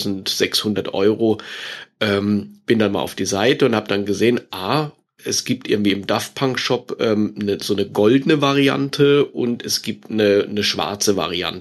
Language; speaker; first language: German; native; German